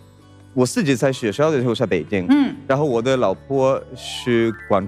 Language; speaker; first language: Chinese; non-native, fluent; Swedish